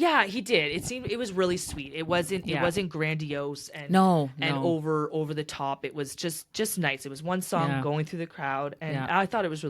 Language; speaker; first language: English; native; English